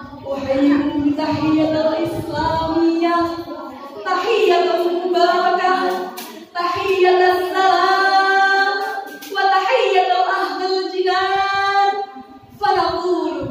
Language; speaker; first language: Arabic; non-native, learner; Indonesian